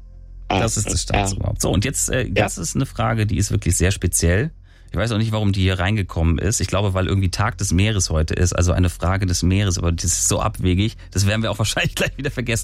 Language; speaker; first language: German; native; German